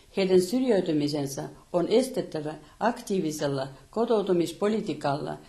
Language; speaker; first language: Finnish; non-native, fluent; Russian